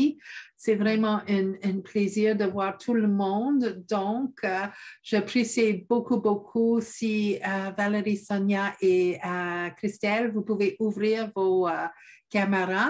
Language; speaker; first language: French; non-native, fluent; English